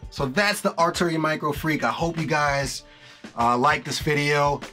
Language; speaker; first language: English; native; English